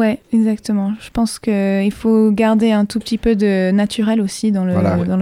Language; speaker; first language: French; native; French